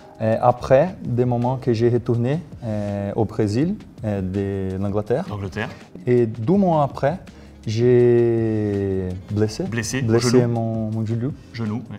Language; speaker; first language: French; non-native, learner; Portuguese